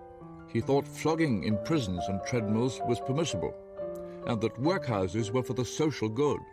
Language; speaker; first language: English; native; English